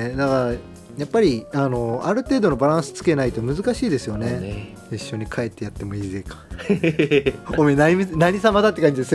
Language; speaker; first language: Japanese; native; Japanese